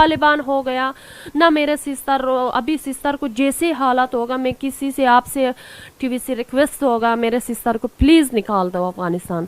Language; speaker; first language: Hindi; non-native, learner; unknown